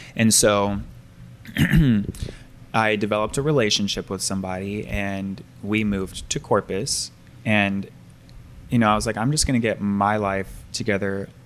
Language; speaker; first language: English; native; English